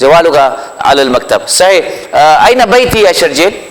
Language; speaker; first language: Arabic; non-native, fluent; Urdu